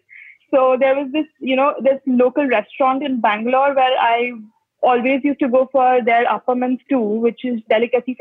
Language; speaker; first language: English; non-native, local second language; Hindi